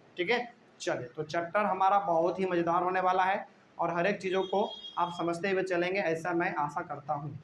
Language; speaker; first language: Hindi; native; Hindi